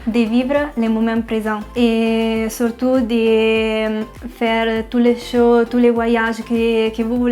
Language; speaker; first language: French; non-native, fluent; Italian